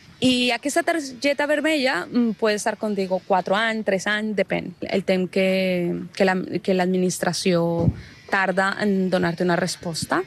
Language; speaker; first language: Catalan; non-native, fluent; Spanish